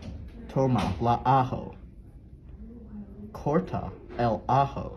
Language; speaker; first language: Spanish; non-native, learner; English